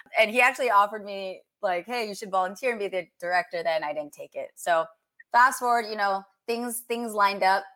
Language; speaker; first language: English; native; English